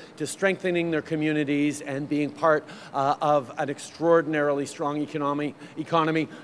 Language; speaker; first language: English; early bilingual, other home language; French